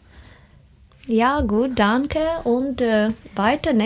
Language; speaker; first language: German; non-native, learner; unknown